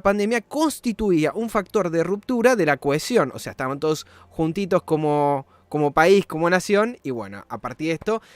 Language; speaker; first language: Spanish; native; Spanish